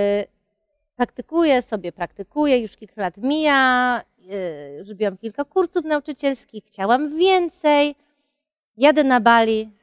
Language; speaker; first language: Polish; early bilingual, heritage; Polish